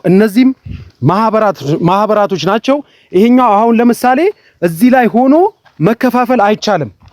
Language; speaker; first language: Amharic; native; Amharic